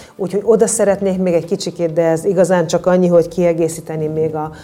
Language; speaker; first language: Hungarian; native; Hungarian